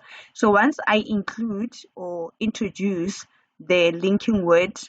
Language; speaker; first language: English; non-native, local second language; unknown